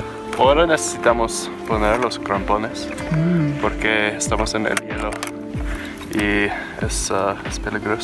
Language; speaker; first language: Spanish; non-native, learner; English